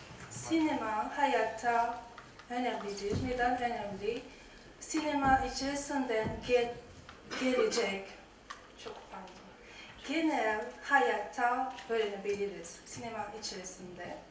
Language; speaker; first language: Turkish; non-native, learner; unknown